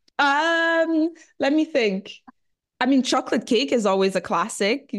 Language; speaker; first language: English; early bilingual, other home language; French